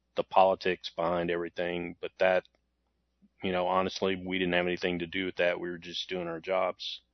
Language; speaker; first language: English; native; English